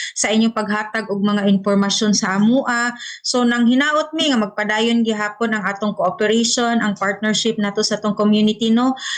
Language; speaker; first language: Cebuano; native; Cebuano